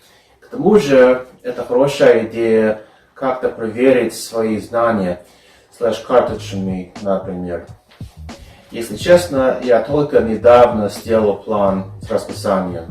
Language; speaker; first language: Russian; non-native, fluent; English